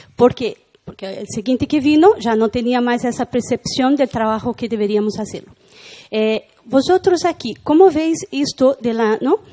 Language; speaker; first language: Spanish; non-native, learner; Portuguese